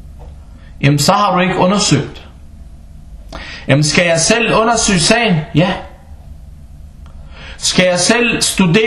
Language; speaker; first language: Danish; early bilingual, other home language; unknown